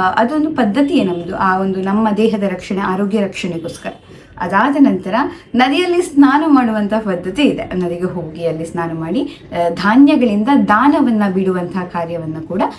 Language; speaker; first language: Kannada; non-native, local second language; Tulu